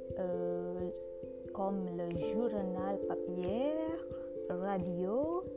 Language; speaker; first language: French; non-native, learner; Indonesian